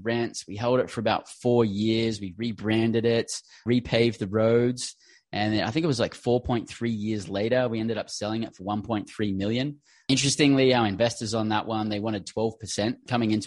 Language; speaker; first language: English; native; English